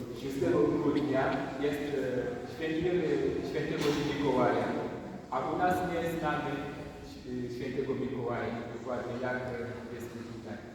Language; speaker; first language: Polish; non-native, learner; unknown